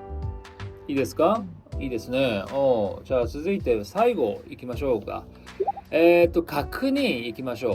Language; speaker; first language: Japanese; non-native, fluent; Korean